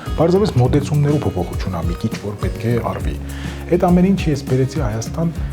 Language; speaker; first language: Armenian; early bilingual, heritage; Armenian